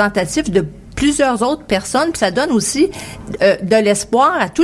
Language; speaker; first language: French; native; French